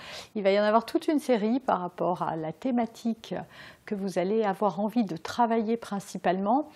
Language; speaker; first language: French; native; French